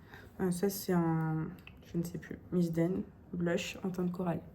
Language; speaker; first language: French; native; French